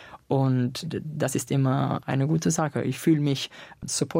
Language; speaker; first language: German; non-native, learner; Italian